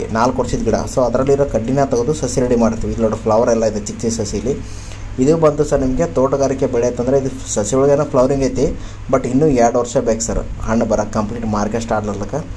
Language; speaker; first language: Kannada; native; Kannada